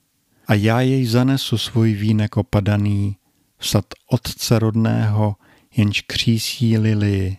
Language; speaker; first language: Czech; native; Czech